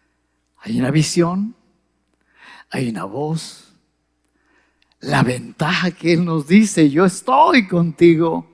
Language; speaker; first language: Spanish; native; Spanish